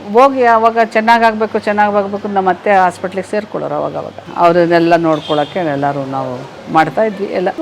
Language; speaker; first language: Kannada; native; Kannada